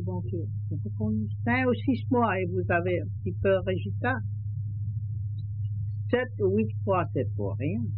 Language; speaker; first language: French; non-native, learner; Vietnamese